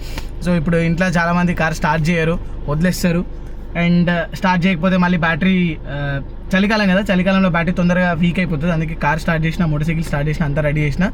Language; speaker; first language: Telugu; native; Telugu